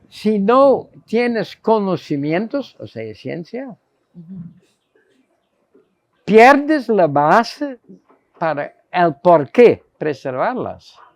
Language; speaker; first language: Spanish; non-native, fluent; Dutch